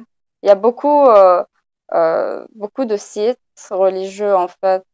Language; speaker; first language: French; non-native, local second language; Arabic